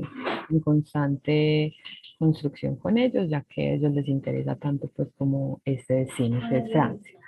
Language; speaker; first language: Spanish; native; Spanish